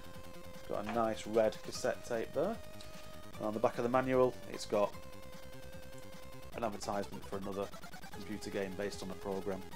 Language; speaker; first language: English; native; English